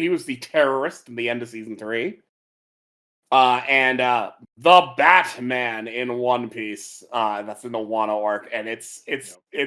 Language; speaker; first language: English; native; English